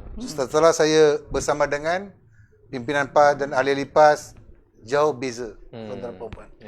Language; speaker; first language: Malay; non-native, local second language; Tamil